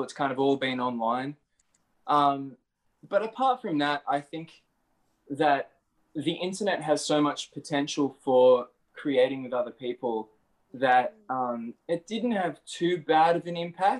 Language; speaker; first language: English; native; English